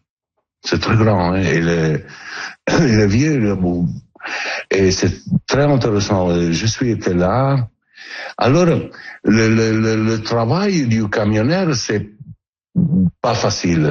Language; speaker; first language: French; non-native, learner; Italian